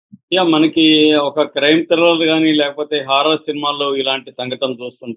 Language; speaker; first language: Telugu; native; Telugu